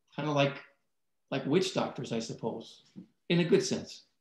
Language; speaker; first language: English; early bilingual, other home language; Italian